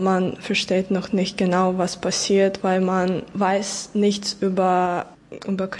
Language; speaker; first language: German; non-native, fluent; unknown